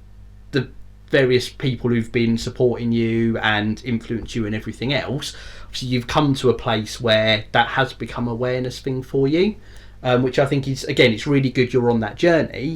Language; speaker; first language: English; native; English